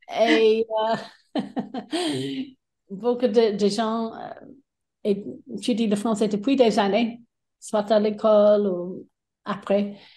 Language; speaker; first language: French; non-native, fluent; English